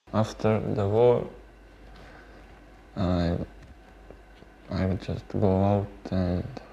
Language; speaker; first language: English; non-native, learner; Bosnian